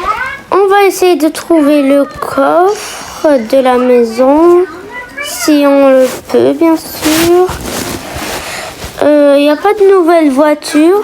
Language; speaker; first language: French; native; French